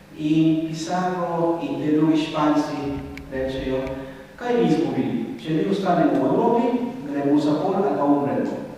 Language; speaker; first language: Slovenian; non-native, fluent; Spanish